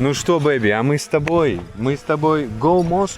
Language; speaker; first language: Russian; native; Russian